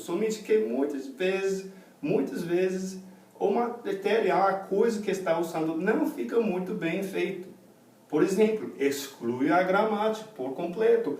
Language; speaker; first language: Portuguese; non-native, fluent; English